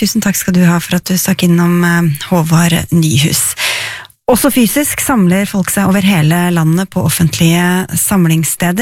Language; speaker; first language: Norwegian; native; Norwegian